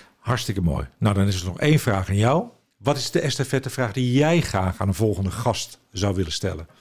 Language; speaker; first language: Dutch; native; Dutch